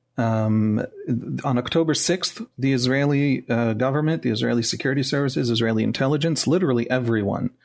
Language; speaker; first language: English; non-native, fluent; Hebrew